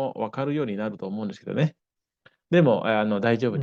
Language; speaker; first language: Japanese; non-native, fluent; Indonesian